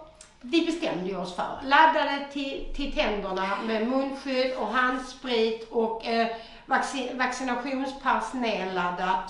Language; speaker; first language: Swedish; native; Swedish